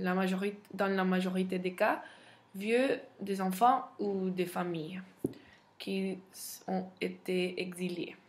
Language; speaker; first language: French; non-native, fluent; Spanish